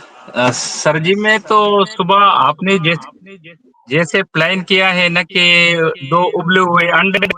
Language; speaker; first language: Hindi; non-native, local second language; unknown